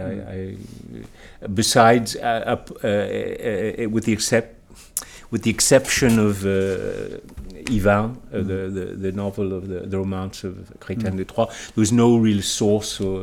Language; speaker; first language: English; native; English